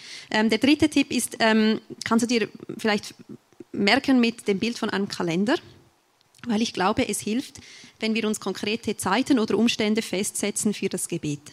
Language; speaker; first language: German; native; German